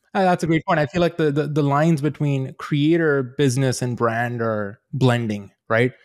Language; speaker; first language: English; native; English